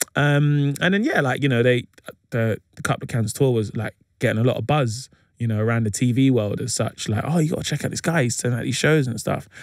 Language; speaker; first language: English; native; English